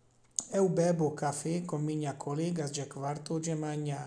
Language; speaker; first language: Portuguese; non-native, learner; Hungarian